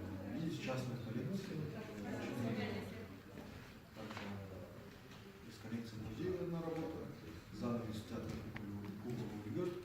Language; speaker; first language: Russian; native; Russian